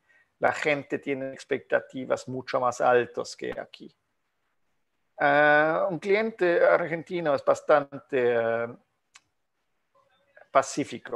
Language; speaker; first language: Spanish; non-native, fluent; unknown